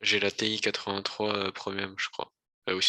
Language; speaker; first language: French; native; French